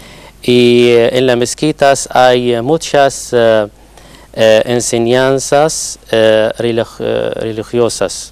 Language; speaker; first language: Spanish; non-native, learner; Arabic